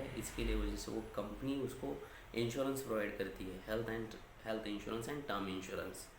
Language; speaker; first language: Hindi; non-native, local second language; Marathi